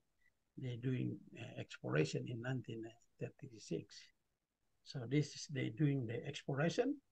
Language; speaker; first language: English; non-native, learner; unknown